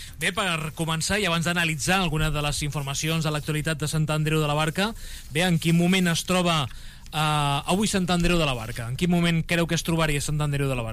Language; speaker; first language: Catalan; native; Catalan